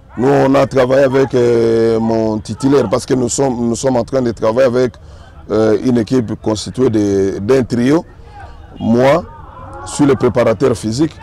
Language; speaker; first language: French; non-native, local second language; Swahili